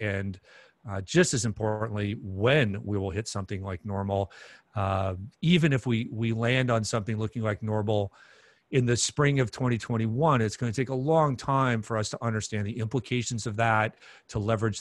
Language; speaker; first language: English; native; English